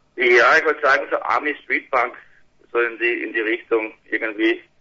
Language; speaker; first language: German; native; German